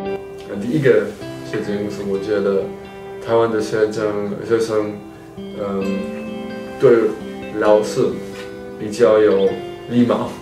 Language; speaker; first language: Chinese; non-native, fluent; German